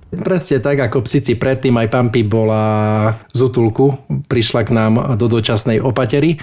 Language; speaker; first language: Slovak; native; Slovak